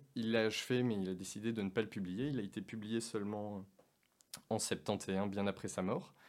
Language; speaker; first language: French; native; French